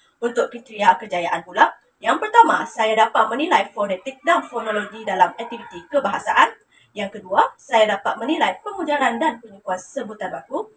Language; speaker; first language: Malay; non-native, local second language; Iban